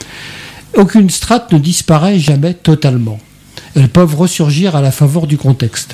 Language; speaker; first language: French; native; French